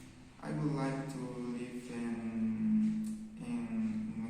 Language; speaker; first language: English; non-native, learner; Spanish